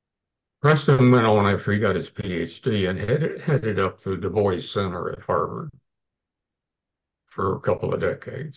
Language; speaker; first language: English; native; English